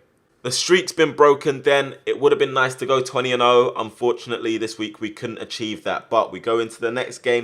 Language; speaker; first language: English; native; English